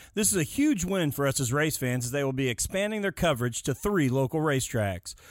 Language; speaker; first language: English; native; English